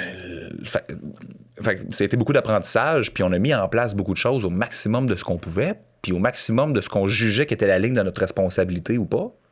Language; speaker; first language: French; native; French